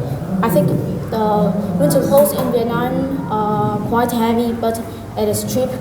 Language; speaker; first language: English; non-native, learner; Vietnamese